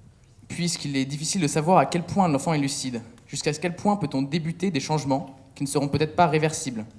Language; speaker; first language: French; native; French